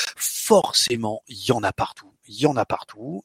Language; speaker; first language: French; early bilingual, other home language; Portuguese